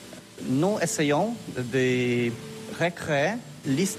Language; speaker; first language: French; non-native, learner; Polish